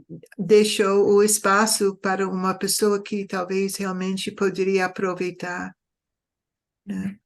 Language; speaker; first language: Portuguese; non-native, fluent; English